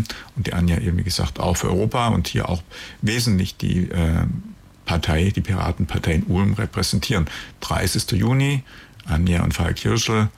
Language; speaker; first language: German; native; German